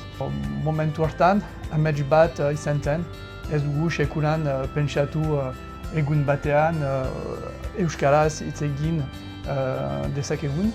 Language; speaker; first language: Basque; non-native, fluent; French